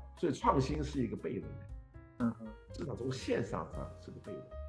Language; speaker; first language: Chinese; non-native, local second language; Cantonese